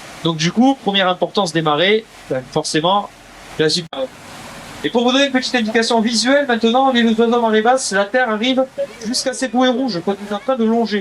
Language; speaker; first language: French; native; French